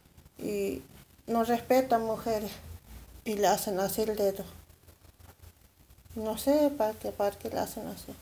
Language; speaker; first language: Spanish; non-native, local second language; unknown